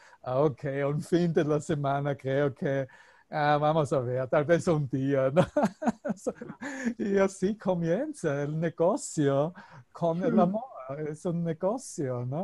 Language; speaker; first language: Spanish; non-native, fluent; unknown